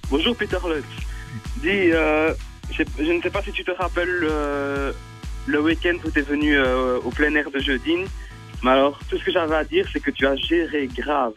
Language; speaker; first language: French; native; French